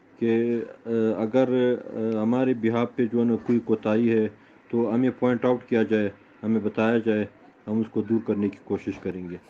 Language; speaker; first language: Urdu; non-native, local second language; Pashto